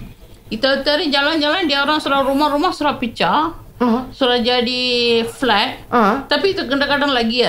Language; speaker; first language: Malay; non-native, local second language; Tamil